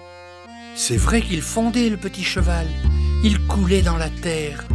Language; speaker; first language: French; native; French